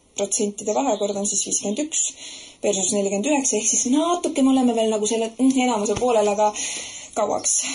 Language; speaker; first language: Estonian; native; Estonian